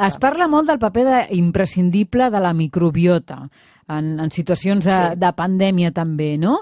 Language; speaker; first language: Catalan; native; Catalan